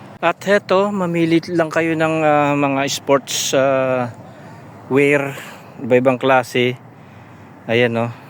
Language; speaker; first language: Filipino; non-native, local second language; Pampanga